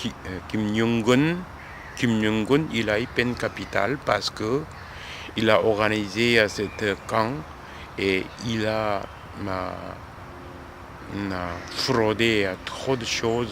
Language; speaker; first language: French; non-native, learner; Korean